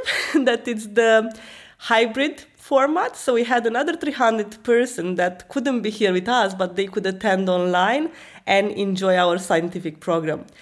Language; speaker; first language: English; non-native, fluent; Romanian